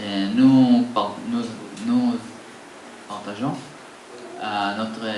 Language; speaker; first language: French; non-native, learner; Hebrew